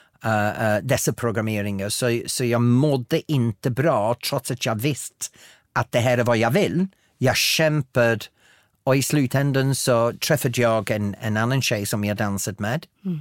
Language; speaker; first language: Swedish; non-native, fluent; English